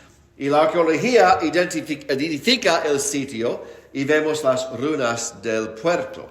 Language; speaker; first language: Spanish; non-native, fluent; English